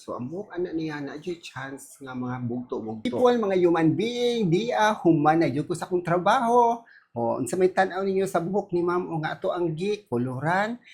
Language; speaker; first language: Cebuano; native; Cebuano